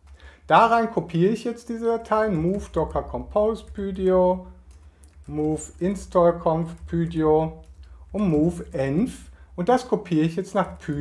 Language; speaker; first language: German; native; German